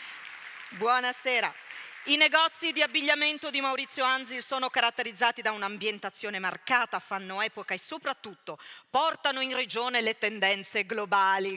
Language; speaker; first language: Italian; native; Italian